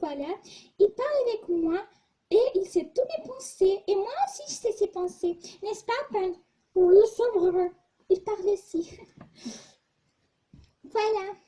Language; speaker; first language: French; non-native, fluent; Portuguese